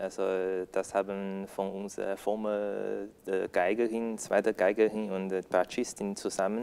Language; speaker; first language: German; non-native, learner; Chinese